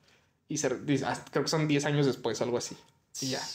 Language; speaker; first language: Spanish; native; Spanish